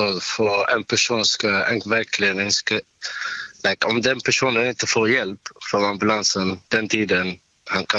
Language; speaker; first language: Swedish; non-native, learner; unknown